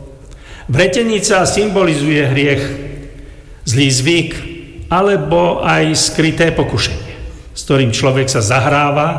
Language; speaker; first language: Slovak; native; Slovak